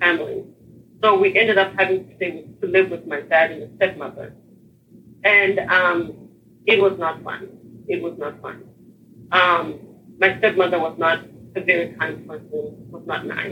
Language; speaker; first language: English; non-native, local second language; Shona